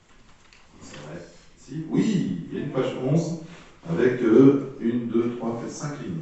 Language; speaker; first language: French; native; French